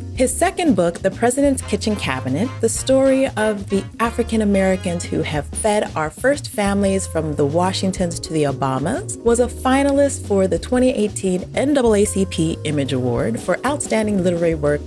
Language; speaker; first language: English; native; English